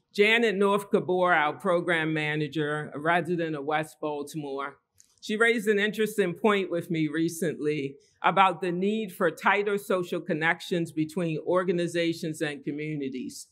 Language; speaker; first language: English; native; English